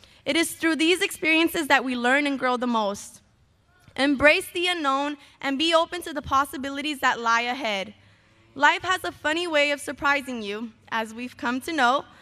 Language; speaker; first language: English; early bilingual, other home language; Spanish